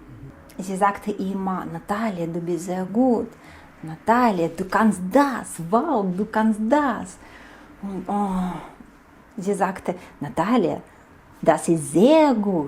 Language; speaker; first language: German; non-native, learner; Ukrainian